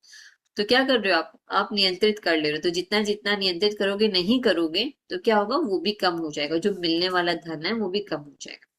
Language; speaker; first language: Hindi; native; Hindi